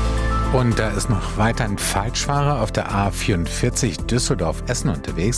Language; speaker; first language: German; native; German